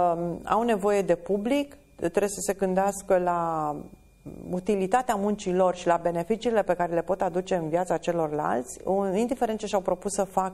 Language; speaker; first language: Romanian; native; Romanian